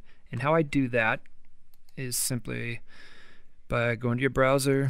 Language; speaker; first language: English; native; English